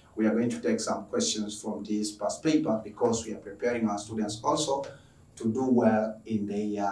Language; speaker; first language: English; non-native, local second language; Swahili